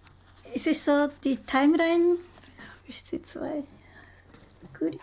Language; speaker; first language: German; non-native, learner; Japanese